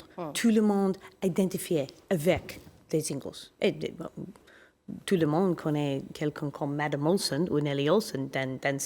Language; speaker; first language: French; non-native, learner; English